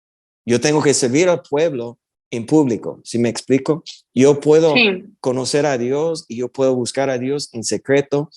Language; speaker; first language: Spanish; early bilingual, heritage; Spanish